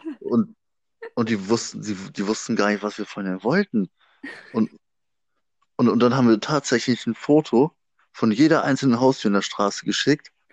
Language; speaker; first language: German; native; German